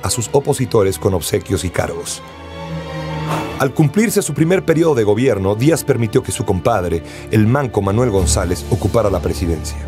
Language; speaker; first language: Spanish; native; Spanish